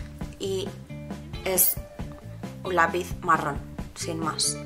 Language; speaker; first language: Spanish; native; Spanish